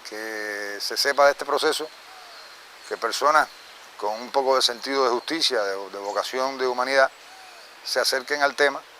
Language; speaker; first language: Spanish; native; Spanish